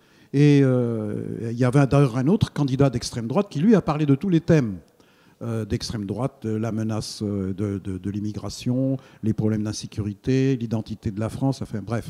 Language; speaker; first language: French; native; French